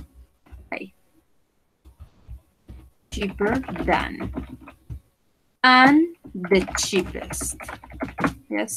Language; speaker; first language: English; non-native, fluent; Spanish